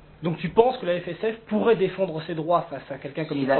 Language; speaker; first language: French; native; French